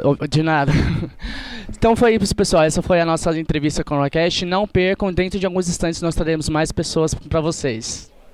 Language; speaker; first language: Portuguese; native; Portuguese